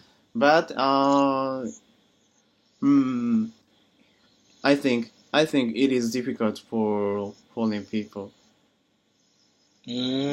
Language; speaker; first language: English; non-native, learner; Japanese